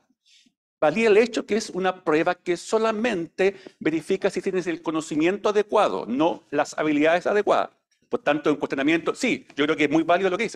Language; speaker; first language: Spanish; native; Spanish